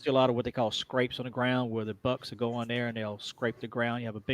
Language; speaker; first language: English; native; English